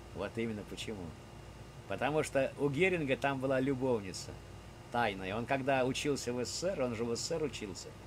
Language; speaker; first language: Russian; native; Russian